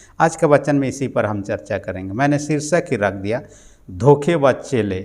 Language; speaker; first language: Hindi; non-native, local second language; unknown